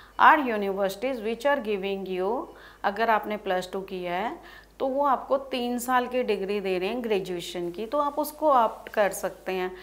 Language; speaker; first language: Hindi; non-native, local second language; Punjabi